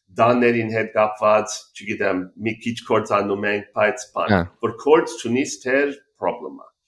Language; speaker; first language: Armenian; early bilingual, heritage; Armenian